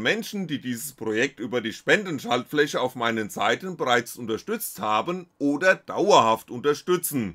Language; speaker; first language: German; native; German